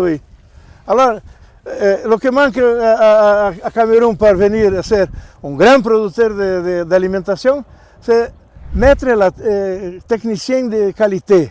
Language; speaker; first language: French; non-native, learner; Portuguese